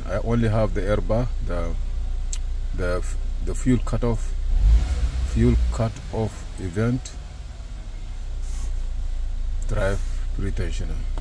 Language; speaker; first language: English; non-native, fluent; Arabic